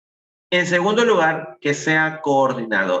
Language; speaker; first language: Spanish; native; Spanish